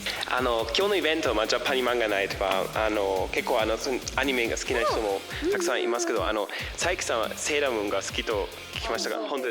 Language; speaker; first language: Japanese; non-native, fluent; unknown